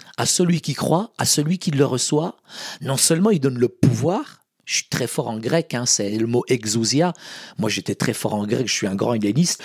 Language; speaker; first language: French; early bilingual, other home language; Arabic